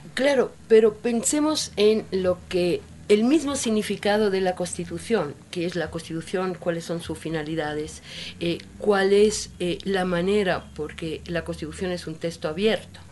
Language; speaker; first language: Spanish; non-native, fluent; Italian